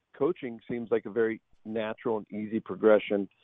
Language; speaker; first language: English; native; English